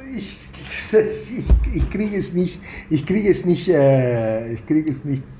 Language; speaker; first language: German; non-native, fluent; Spanish